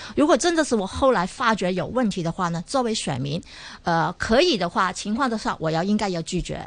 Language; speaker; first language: Chinese; non-native, local second language; Cantonese